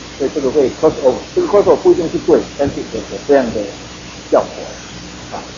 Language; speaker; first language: Chinese; native; Chinese